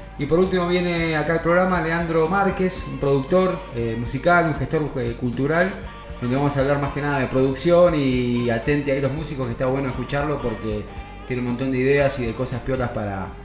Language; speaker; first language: Spanish; native; Spanish